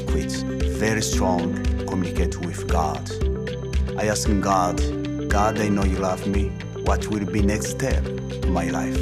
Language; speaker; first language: English; non-native, local second language; Kinyarwanda